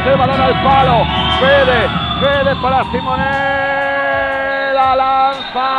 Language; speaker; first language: Spanish; native; Spanish